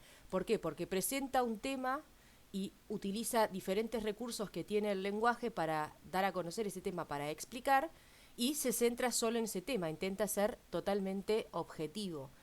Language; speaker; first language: Spanish; native; Spanish